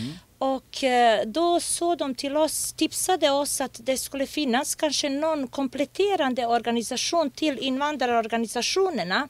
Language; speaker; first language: Swedish; non-native, fluent; Bosnian